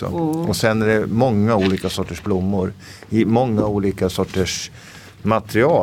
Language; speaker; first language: Swedish; native; Swedish